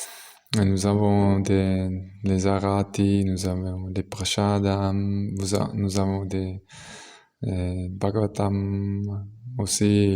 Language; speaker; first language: French; non-native, local second language; German